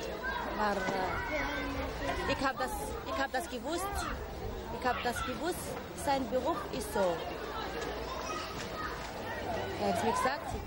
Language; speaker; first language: Dutch; non-native, learner; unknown